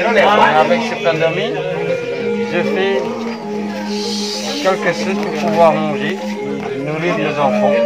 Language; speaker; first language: French; non-native, fluent; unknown